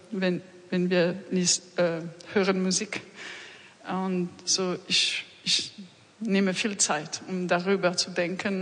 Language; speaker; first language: German; non-native, learner; French